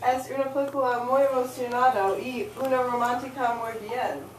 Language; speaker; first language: Spanish; non-native, learner; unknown